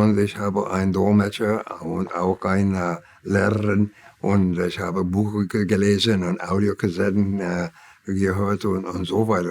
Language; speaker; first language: German; non-native, learner; English